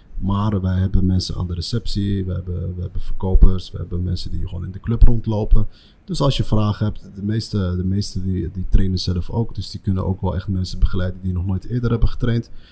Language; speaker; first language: Dutch; early bilingual, other home language; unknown